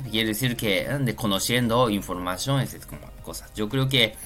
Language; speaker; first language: Spanish; non-native, learner; Japanese